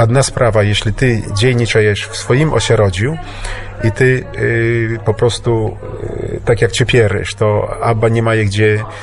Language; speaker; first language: Polish; non-native, learner; Belarusian